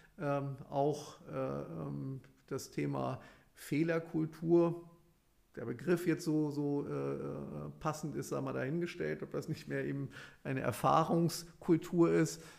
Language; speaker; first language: German; native; German